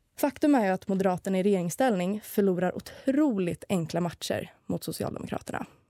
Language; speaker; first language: Swedish; native; Swedish